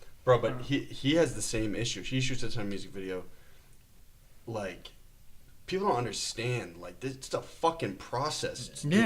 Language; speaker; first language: English; native; English